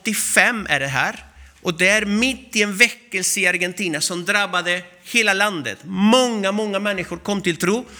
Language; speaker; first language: Swedish; non-native, fluent; Spanish